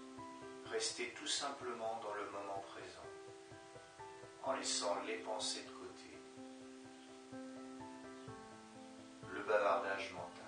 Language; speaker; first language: French; native; French